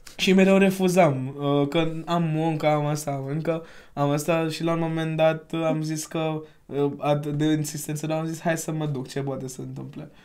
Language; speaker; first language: Romanian; non-native, fluent; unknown